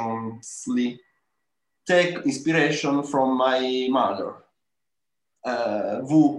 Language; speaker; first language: English; non-native, learner; Italian